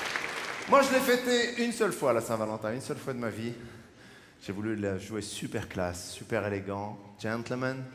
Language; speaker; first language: French; native; French